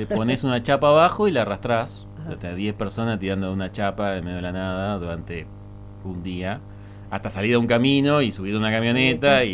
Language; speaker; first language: Spanish; native; Spanish